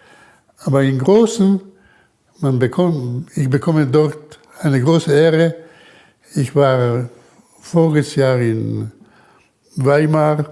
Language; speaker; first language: German; early bilingual, heritage; German